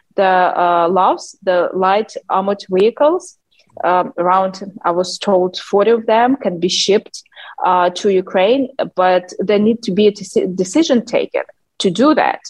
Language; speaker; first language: English; non-native, fluent; Ukrainian